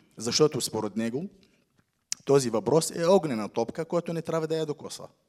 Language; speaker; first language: Bulgarian; non-native, fluent; Arabic